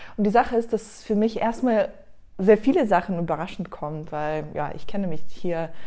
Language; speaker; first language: German; non-native, fluent; Russian